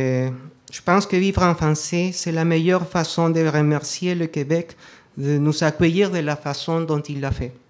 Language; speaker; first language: French; non-native, fluent; Spanish